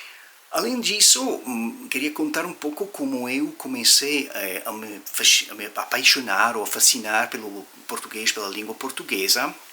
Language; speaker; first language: Portuguese; non-native, fluent; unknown